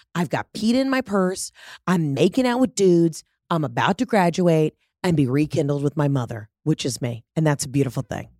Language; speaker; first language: English; early bilingual, other home language; Italian